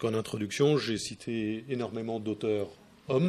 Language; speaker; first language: French; native; French